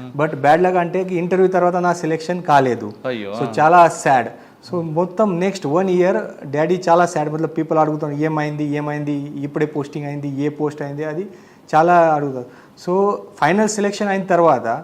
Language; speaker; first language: Telugu; non-native, learner; Marathi